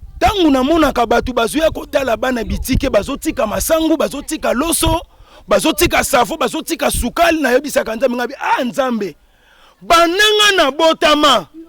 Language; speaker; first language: Lingala; native; Lingala